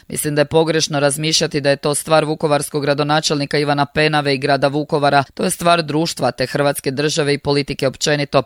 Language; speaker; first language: Croatian; native; Croatian